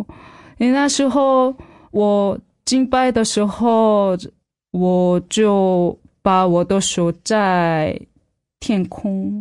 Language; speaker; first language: Chinese; non-native, fluent; Korean